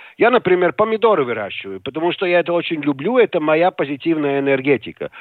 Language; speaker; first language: Russian; non-native, local second language; Latvian